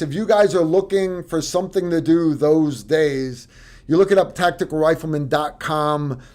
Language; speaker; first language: English; native; English